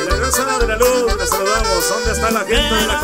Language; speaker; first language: Spanish; native; Spanish